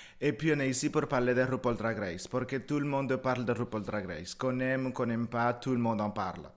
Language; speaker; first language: French; non-native, fluent; Spanish